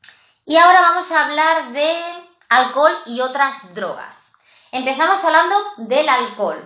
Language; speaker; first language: Spanish; native; Spanish